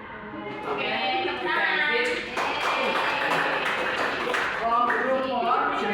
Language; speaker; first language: English; non-native, learner; Indonesian